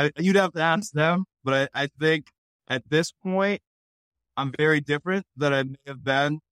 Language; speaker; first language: English; native; English